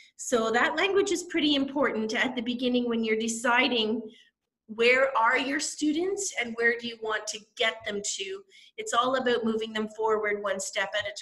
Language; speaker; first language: English; native; English